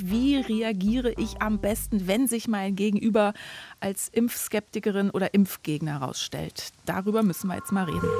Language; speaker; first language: German; native; German